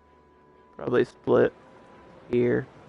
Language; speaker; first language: English; native; English